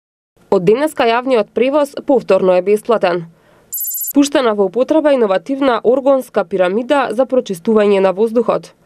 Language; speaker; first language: Macedonian; native; Macedonian